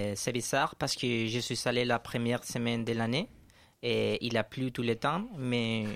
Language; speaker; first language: French; non-native, fluent; Spanish